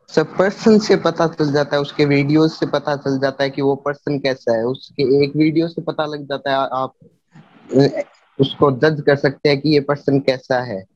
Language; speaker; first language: Hindi; native; Hindi